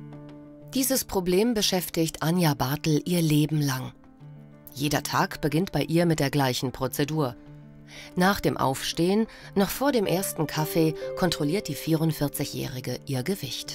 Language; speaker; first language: German; native; German